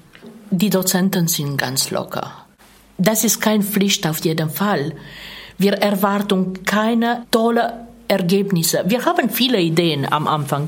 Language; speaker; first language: German; non-native, fluent; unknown